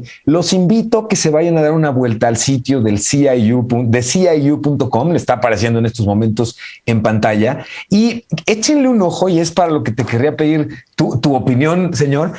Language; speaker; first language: Spanish; native; Spanish